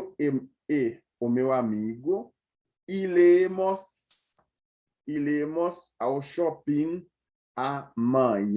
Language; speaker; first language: Portuguese; non-native, fluent; Haitian Creole